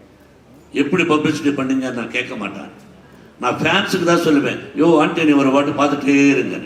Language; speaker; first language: Tamil; non-native, learner; Telugu